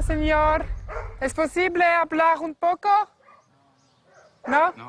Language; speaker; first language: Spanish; non-native, learner; French